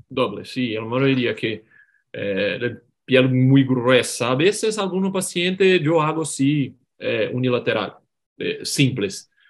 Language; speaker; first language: Spanish; non-native, learner; Portuguese